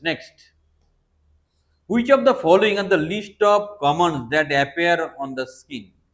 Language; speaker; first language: English; non-native, local second language; Bangla